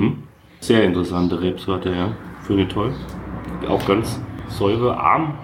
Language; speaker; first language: German; native; German